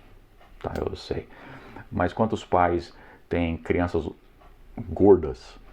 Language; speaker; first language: Portuguese; non-native, fluent; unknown